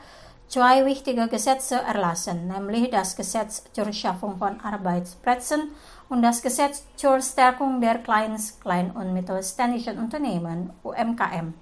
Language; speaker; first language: German; non-native, fluent; Indonesian